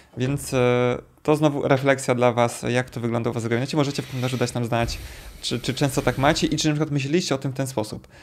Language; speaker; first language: Polish; native; Polish